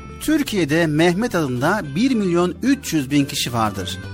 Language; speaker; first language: Turkish; native; Turkish